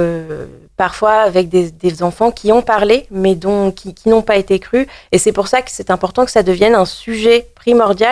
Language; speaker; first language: French; native; French